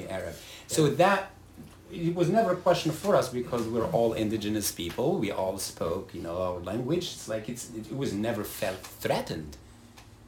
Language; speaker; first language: English; non-native, fluent; Arabic